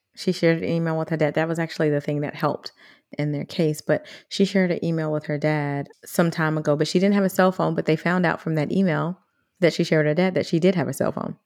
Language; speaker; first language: English; native; English